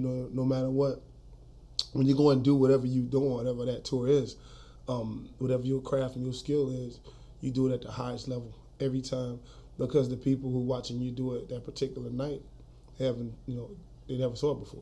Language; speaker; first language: English; native; English